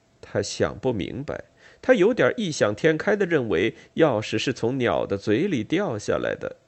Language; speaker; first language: Chinese; native; Chinese